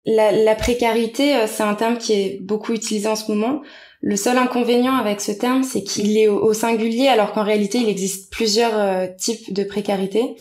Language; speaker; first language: French; native; French